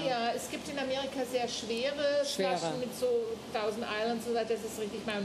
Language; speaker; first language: German; native; German